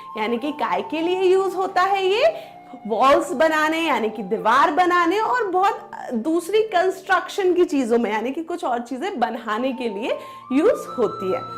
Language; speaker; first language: Hindi; non-native, local second language; Gujarati